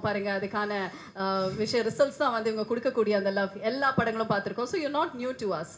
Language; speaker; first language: Tamil; native; Tamil